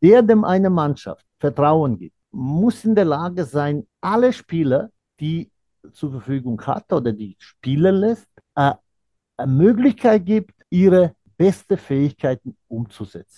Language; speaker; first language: German; non-native, fluent; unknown